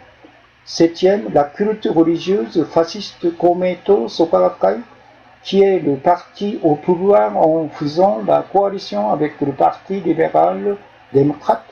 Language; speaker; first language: French; non-native, fluent; Japanese